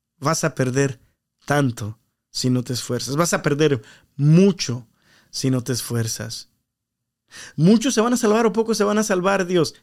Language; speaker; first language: Spanish; early bilingual, heritage; Spanish